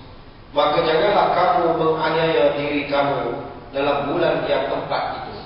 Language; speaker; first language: Malay; native; Malay